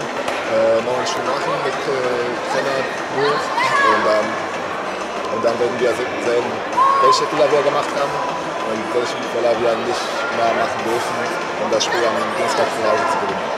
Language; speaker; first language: German; non-native, fluent; Polish